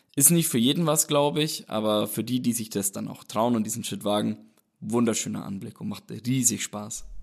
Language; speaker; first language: German; native; German